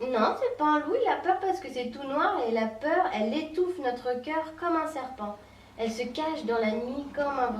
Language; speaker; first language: French; native; French